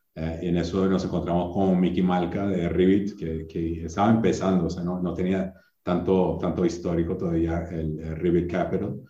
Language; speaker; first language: Spanish; non-native, fluent; English